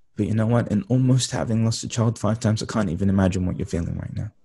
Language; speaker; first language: English; native; English